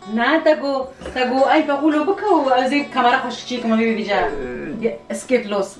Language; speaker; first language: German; non-native, learner; Central Kurdish